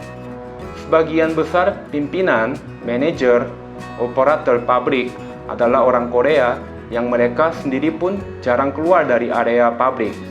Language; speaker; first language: Indonesian; non-native, fluent; Korean